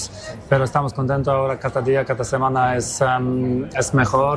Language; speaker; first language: Spanish; non-native, fluent; Polish